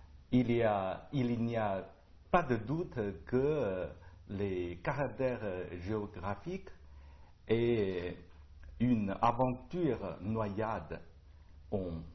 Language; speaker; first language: French; non-native, learner; Chinese